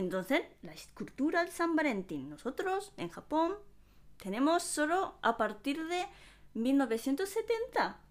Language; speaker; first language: Spanish; non-native, fluent; Japanese